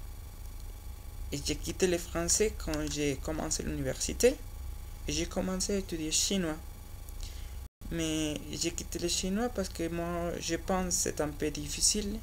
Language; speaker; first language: French; non-native, learner; Spanish